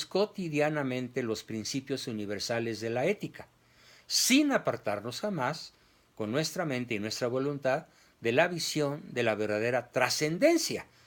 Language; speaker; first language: Spanish; native; Spanish